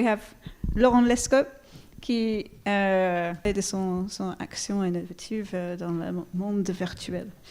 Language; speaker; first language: French; non-native, fluent; English